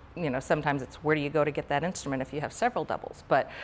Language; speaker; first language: English; native; English